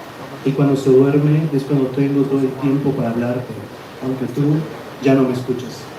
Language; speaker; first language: Spanish; native; Spanish